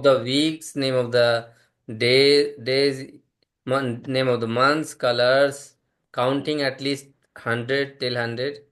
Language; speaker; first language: English; non-native, local second language; Hindi